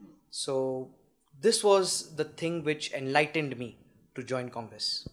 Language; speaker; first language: English; non-native, local second language; Marathi